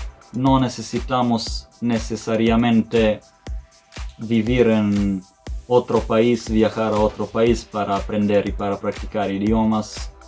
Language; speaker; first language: Spanish; non-native, fluent; Serbian